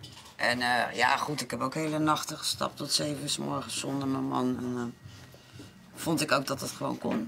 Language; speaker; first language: Dutch; native; Dutch